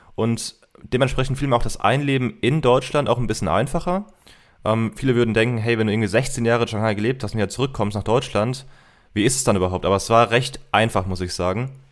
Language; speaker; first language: German; early bilingual, heritage; German